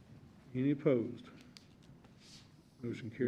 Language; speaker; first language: English; native; English